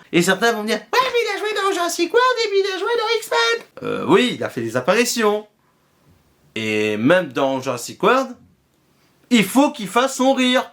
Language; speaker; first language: French; native; French